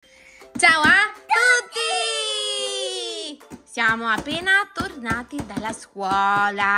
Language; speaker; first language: Italian; native; Italian